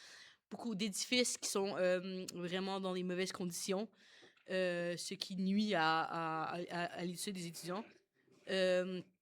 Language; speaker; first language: French; native; French